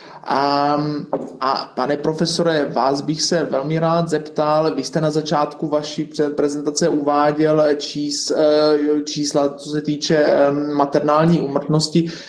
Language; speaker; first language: Czech; native; Czech